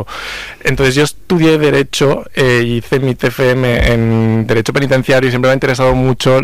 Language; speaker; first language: Spanish; native; Spanish